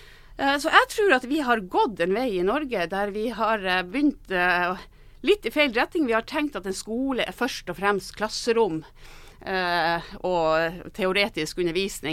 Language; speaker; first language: Norwegian; native; Norwegian